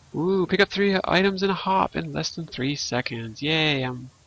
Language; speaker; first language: English; native; English